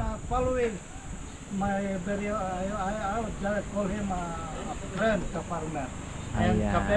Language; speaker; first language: English; non-native, local second language; Filipino